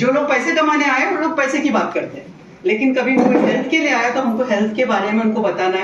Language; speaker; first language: Hindi; native; Hindi